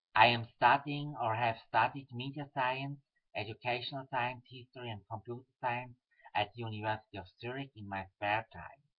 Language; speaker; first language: English; non-native, fluent; Swiss German